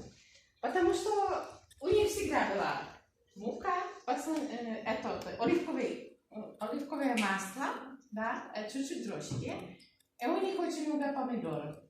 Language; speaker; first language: Russian; non-native, learner; Czech